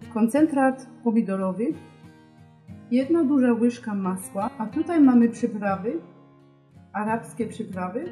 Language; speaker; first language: Polish; non-native, learner; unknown